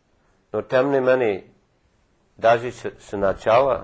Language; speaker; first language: Russian; non-native, fluent; English